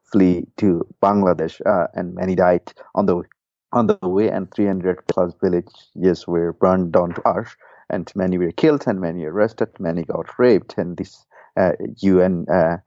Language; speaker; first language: English; non-native, fluent; Burmese